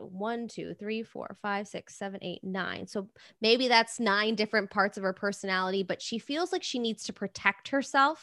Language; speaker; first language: English; native; English